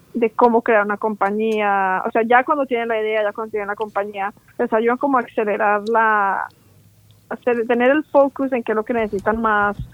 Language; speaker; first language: Spanish; native; Spanish